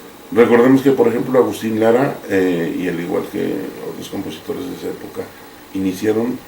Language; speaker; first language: Spanish; native; Spanish